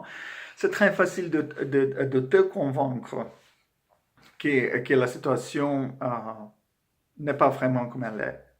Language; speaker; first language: French; non-native, fluent; Portuguese